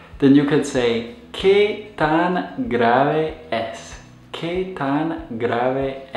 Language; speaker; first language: Spanish; non-native, fluent; English